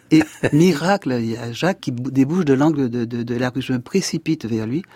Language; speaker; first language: French; non-native, fluent; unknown